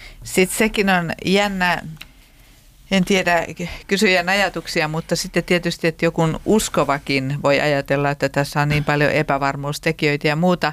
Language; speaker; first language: Finnish; native; Finnish